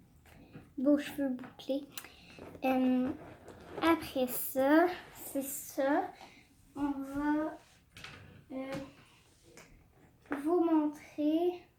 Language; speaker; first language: French; native; French